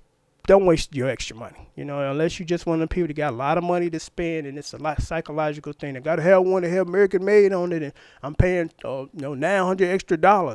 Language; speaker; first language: English; native; English